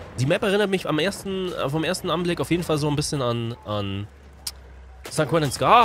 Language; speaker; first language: German; native; German